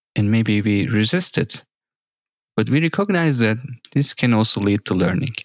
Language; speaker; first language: English; non-native, fluent; Turkish